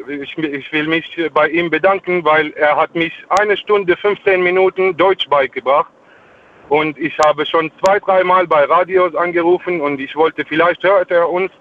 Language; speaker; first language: German; non-native, fluent; Arabic